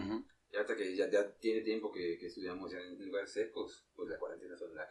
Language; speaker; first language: Spanish; native; Spanish